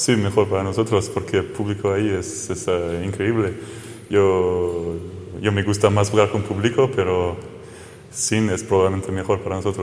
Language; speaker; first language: Spanish; non-native, fluent; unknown